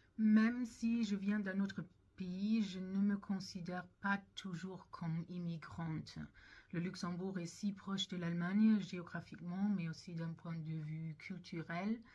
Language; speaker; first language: French; non-native, fluent; German